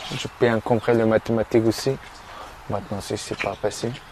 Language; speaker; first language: French; non-native, learner; Persian